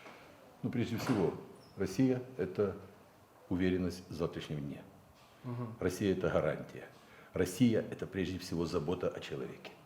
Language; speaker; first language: Russian; native; Russian